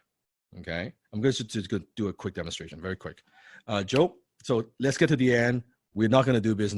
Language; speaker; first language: English; non-native, fluent; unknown